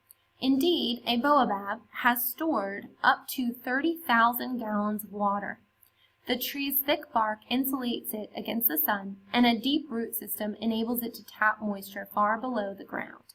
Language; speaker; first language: English; native; English